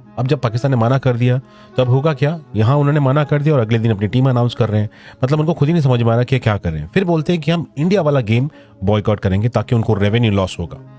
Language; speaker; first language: Hindi; non-native, local second language; Marathi